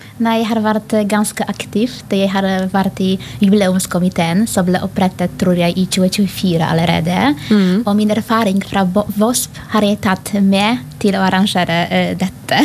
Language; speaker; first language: Norwegian; non-native, fluent; Filipino